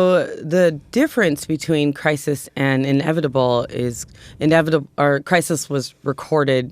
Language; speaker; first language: English; native; English